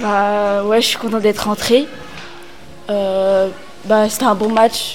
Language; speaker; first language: French; native; French